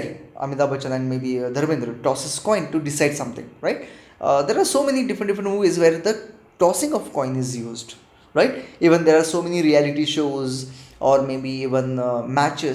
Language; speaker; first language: English; non-native, local second language; Hindi